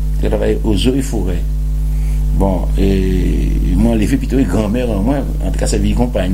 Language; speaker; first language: French; non-native, local second language; Guadeloupean Creole French